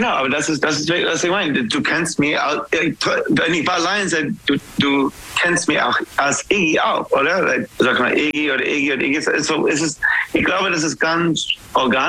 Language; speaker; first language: German; non-native, learner; English